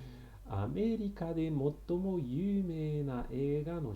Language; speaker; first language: Japanese; non-native, fluent; French